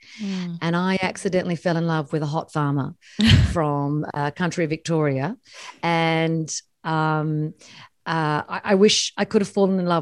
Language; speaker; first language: English; native; English